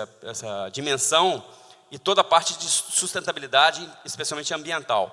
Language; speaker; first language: Portuguese; native; Portuguese